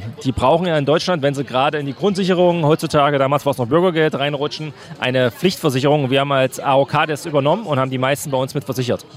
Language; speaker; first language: German; native; German